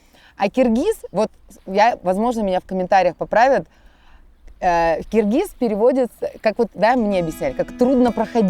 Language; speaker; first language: Russian; native; Russian